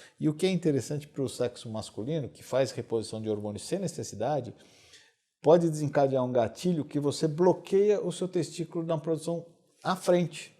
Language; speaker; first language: Portuguese; native; Portuguese